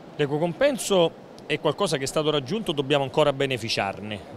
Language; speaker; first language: Italian; native; Italian